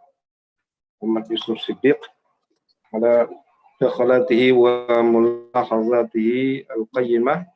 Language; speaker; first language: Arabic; non-native, fluent; Indonesian